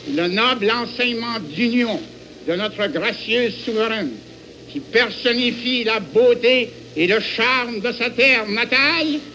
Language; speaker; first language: French; native; French